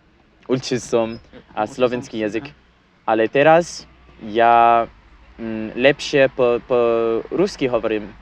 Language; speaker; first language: Slovak; non-native, learner; English